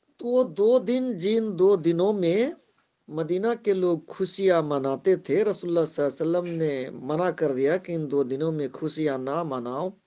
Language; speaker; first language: Urdu; non-native, local second language; Bangla